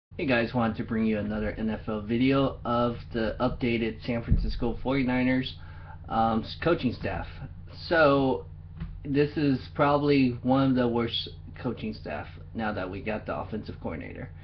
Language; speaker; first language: English; native; English